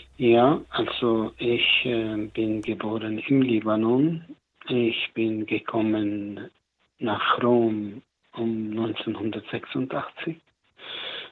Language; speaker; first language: German; non-native, learner; Arabic